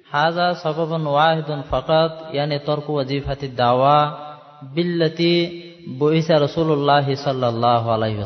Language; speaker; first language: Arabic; non-native, fluent; Bangla